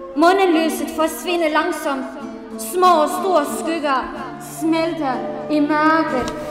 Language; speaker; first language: Danish; non-native, fluent; Central Kurdish